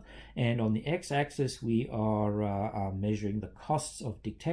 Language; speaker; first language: English; native; English